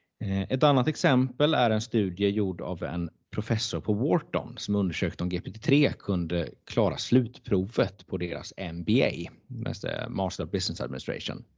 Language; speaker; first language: Swedish; native; Swedish